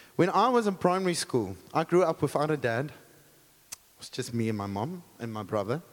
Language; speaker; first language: English; non-native, local second language; Afrikaans